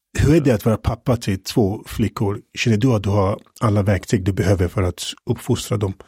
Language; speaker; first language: Swedish; non-native, fluent; English